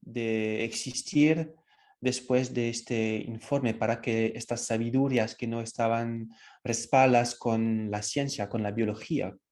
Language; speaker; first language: Spanish; non-native, fluent; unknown